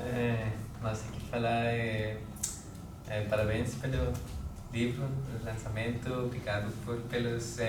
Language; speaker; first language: Portuguese; non-native, learner; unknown